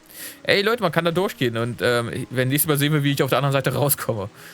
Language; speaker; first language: German; native; German